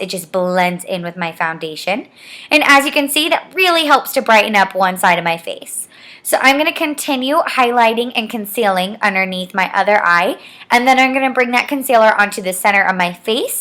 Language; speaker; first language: English; native; English